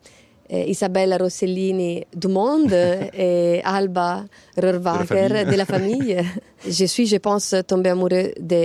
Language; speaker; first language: French; non-native, fluent; Italian